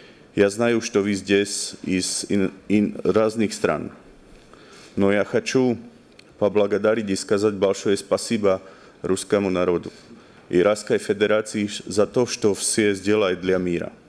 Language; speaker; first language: Russian; non-native, learner; Slovak